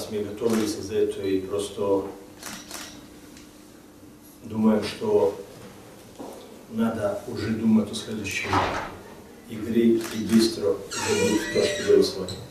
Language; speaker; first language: Russian; non-native, learner; Serbian